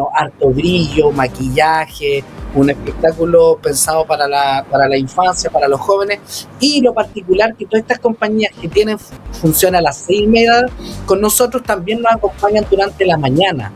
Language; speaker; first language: Spanish; native; Spanish